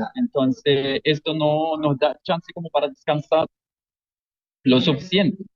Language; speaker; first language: Spanish; non-native, fluent; Arabic